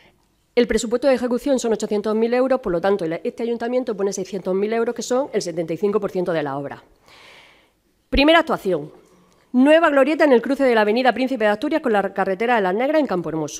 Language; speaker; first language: Spanish; native; Spanish